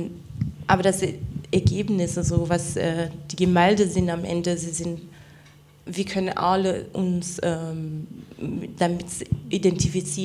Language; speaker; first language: German; non-native, fluent; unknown